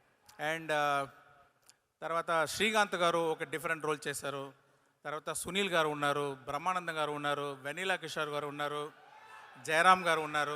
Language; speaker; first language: Telugu; non-native, learner; Tamil